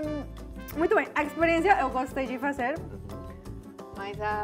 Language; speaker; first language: Portuguese; non-native, fluent; Spanish